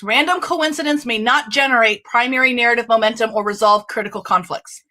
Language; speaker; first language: English; native; English